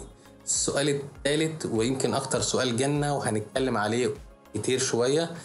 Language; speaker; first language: Arabic; native; Arabic